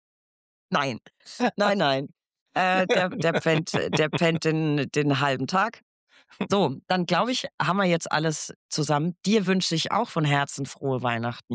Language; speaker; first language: German; native; German